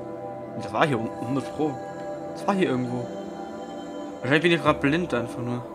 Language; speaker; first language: German; native; German